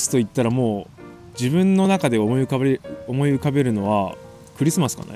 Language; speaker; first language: Japanese; native; Japanese